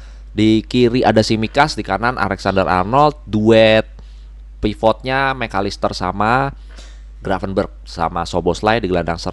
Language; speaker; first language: Indonesian; native; Indonesian